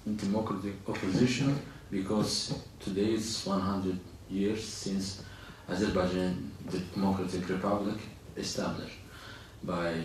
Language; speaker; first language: English; non-native, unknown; Azerbaijani